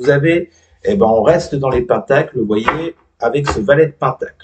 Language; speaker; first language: French; native; French